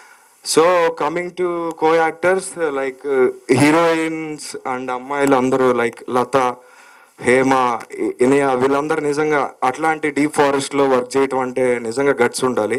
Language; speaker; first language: Telugu; native; Telugu